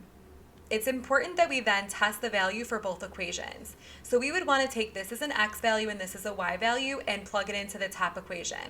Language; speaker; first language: English; native; English